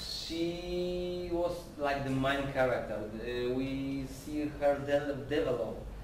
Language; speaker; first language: English; non-native, learner; Polish